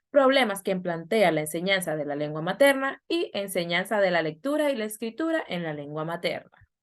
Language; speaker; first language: Spanish; native; Spanish